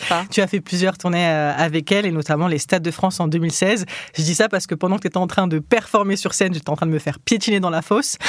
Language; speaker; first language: French; early bilingual, other home language; Arabic